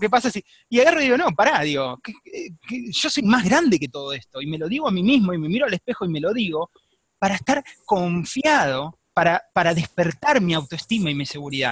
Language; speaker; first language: Spanish; native; Spanish